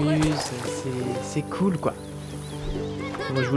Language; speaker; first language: French; native; French